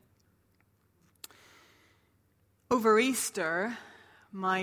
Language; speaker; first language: English; native; English